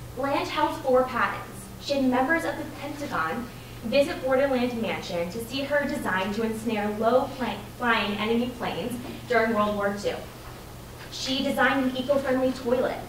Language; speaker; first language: English; native; English